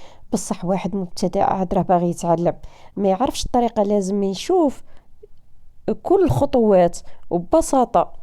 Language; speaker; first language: Arabic; native; Arabic